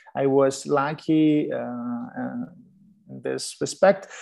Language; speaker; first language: English; non-native, fluent; Italian